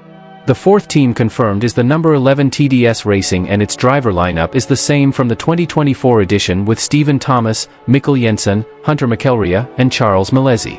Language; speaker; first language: English; non-native, fluent; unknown